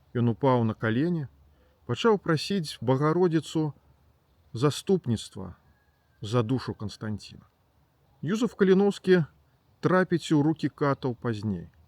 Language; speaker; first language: Belarusian; native; Belarusian